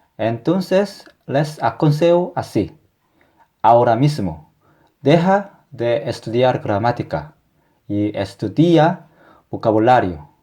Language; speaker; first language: Spanish; non-native, fluent; Korean